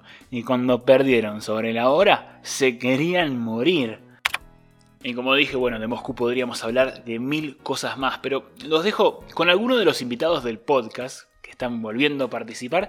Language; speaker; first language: Spanish; native; Spanish